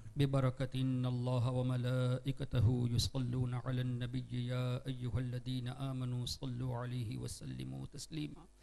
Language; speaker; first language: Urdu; non-native, fluent; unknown